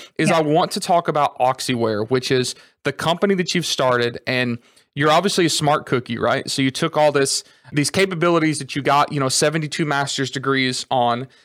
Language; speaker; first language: English; native; English